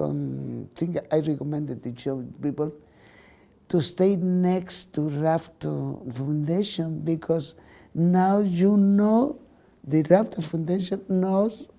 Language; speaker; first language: English; non-native, learner; Spanish